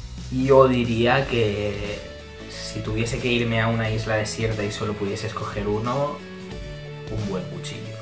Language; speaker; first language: Spanish; early bilingual, other home language; Italian